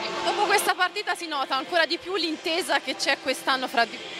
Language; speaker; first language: Italian; native; Italian